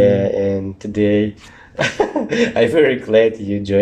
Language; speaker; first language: English; non-native, learner; Russian